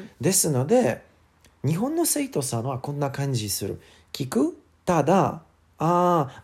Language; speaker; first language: Japanese; non-native, learner; English